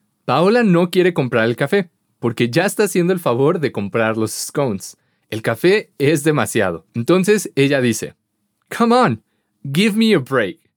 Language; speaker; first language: Spanish; native; Spanish